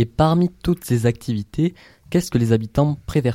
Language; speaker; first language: French; native; French